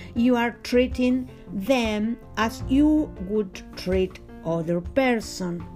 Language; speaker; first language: English; non-native, learner; Spanish